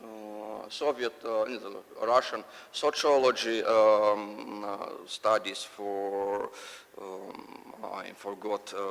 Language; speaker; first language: English; non-native, learner; Russian